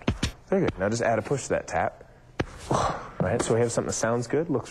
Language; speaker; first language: English; native; English